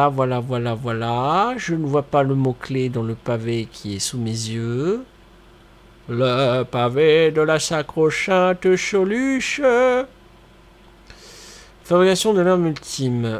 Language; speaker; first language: French; native; French